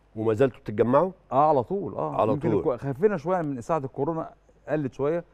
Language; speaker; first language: Arabic; native; Arabic